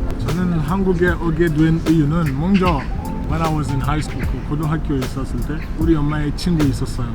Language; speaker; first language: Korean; non-native, fluent; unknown